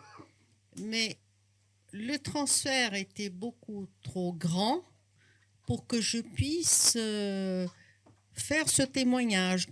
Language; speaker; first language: French; non-native, fluent; Portuguese